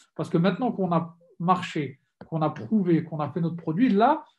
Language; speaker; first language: French; native; French